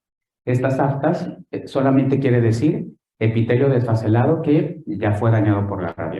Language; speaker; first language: Spanish; native; Spanish